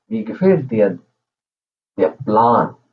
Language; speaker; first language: German; non-native, fluent; Urdu